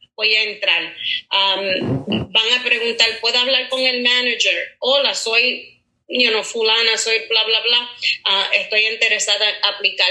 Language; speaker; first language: Spanish; early bilingual, heritage; Spanish